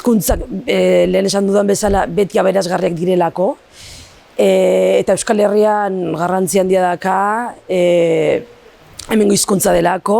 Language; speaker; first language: Basque; non-native, local second language; Arabic